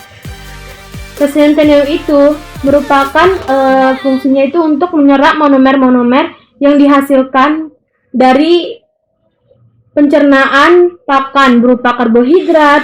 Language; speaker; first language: Indonesian; native; Indonesian